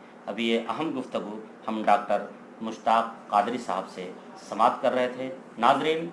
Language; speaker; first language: Urdu; native; Urdu